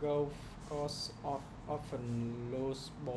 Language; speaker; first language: English; non-native, learner; Vietnamese